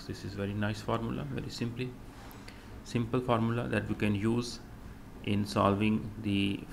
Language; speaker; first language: English; non-native, local second language; Urdu